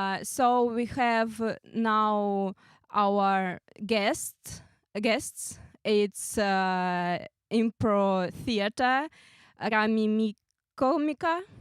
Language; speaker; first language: English; non-native, fluent; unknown